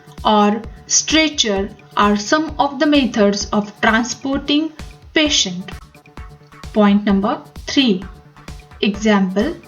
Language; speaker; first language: English; non-native, local second language; Marathi